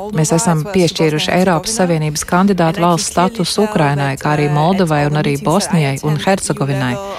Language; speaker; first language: Latvian; native; Latvian